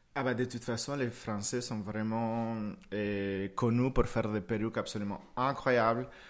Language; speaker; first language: French; non-native, fluent; Spanish